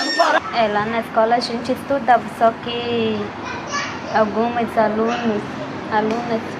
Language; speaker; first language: Portuguese; non-native, local second language; Guarani